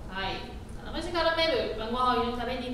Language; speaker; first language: Japanese; non-native, learner; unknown